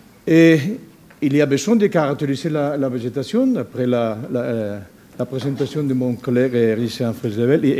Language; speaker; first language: French; non-native, learner; Spanish